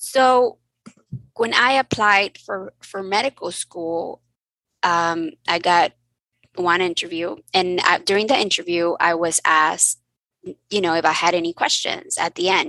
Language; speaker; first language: English; early bilingual, other home language; Spanish